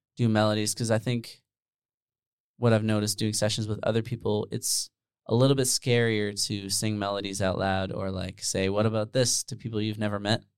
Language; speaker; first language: English; early bilingual, other home language; Dutch